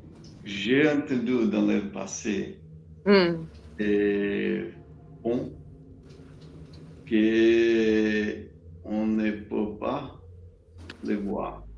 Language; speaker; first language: French; non-native, learner; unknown